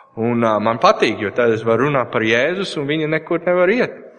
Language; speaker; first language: Latvian; non-native, learner; English